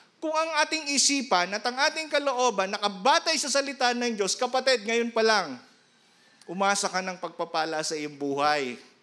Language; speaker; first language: Filipino; non-native, local second language; Bikol